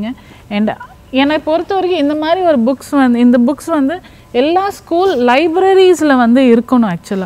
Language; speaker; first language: Tamil; native; Tamil